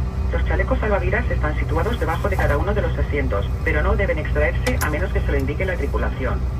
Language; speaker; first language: Spanish; native; Spanish